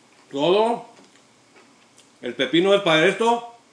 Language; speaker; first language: Spanish; native; Spanish